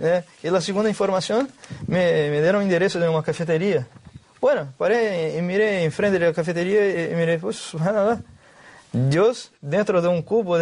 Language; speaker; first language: Spanish; non-native, learner; Portuguese